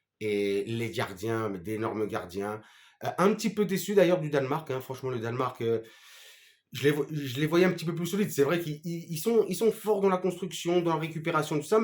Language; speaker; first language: French; native; French